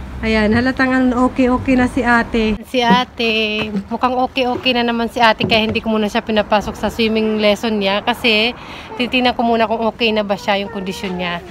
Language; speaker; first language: Filipino; native; Filipino